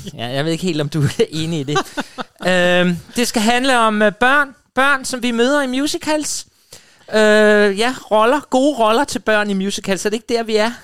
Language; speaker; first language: Danish; native; Danish